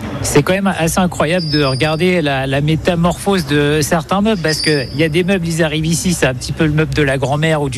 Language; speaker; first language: French; native; French